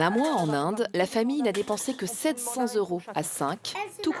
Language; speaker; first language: French; native; French